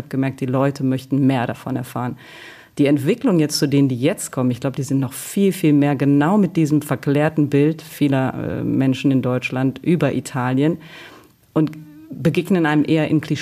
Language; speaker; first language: German; early bilingual, other home language; Italian